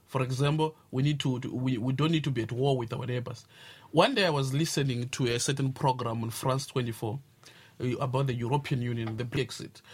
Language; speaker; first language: English; non-native, local second language; Tsonga